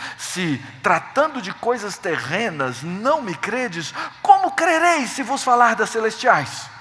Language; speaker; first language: Portuguese; native; Portuguese